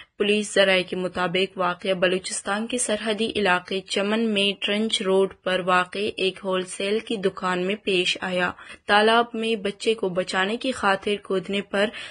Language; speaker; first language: Urdu; non-native, local second language; Baluchi